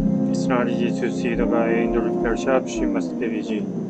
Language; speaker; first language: English; non-native, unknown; Korean